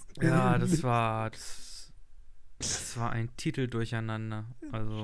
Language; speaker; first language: German; native; German